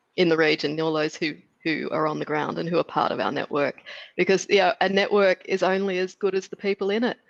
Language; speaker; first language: English; native; English